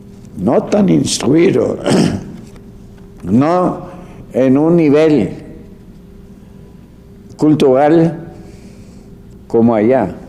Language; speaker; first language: Spanish; non-native, fluent; German